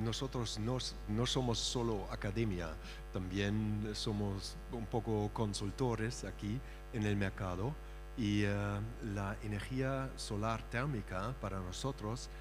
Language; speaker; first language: Spanish; non-native, fluent; German